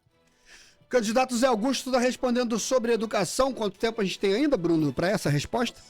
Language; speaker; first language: Portuguese; native; Portuguese